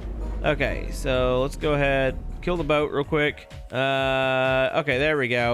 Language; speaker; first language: English; native; English